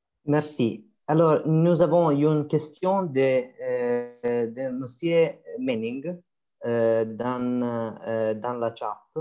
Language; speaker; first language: French; non-native, fluent; Italian